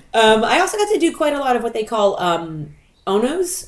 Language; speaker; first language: English; native; English